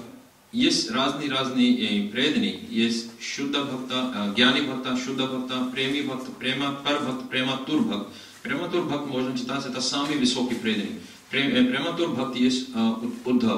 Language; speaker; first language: Russian; non-native, learner; Hindi